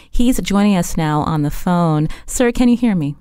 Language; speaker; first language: English; native; English